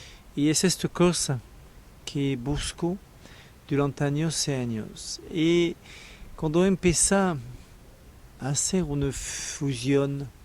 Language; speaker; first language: Spanish; non-native, learner; French